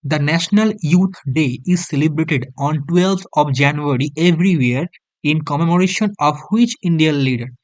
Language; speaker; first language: English; non-native, local second language; Bangla